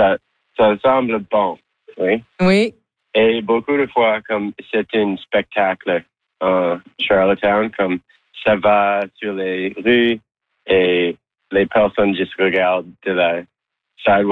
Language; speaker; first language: French; non-native, local second language; English